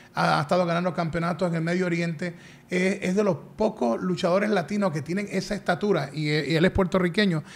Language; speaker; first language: Spanish; native; Spanish